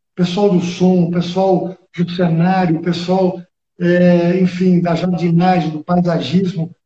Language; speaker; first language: Portuguese; early bilingual, other home language; Spanish